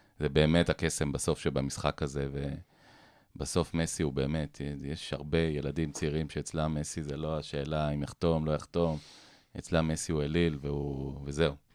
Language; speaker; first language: Hebrew; native; Hebrew